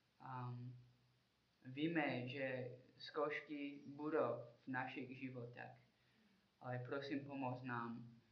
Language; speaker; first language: Czech; non-native, learner; English